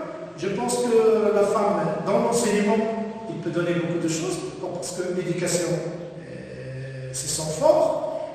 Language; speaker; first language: French; non-native, local second language; Arabic